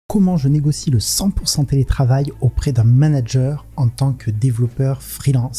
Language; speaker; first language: French; native; French